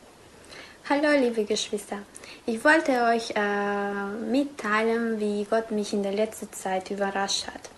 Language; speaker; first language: German; non-native, fluent; Spanish